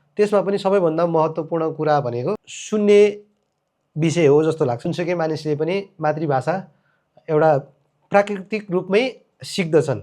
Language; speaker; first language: Nepali; native; Nepali